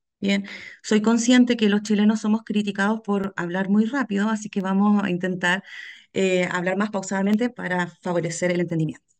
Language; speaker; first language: Spanish; native; Spanish